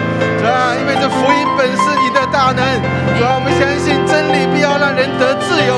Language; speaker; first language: Chinese; native; Chinese